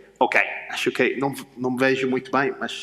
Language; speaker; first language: Portuguese; non-native, learner; English